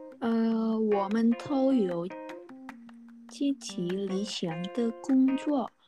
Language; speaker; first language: Chinese; non-native, learner; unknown